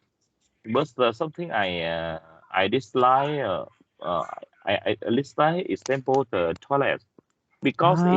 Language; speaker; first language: English; non-native, learner; Vietnamese